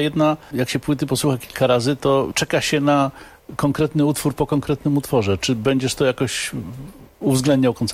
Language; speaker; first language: Polish; native; Polish